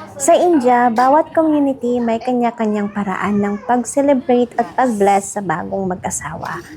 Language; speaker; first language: Filipino; native; Filipino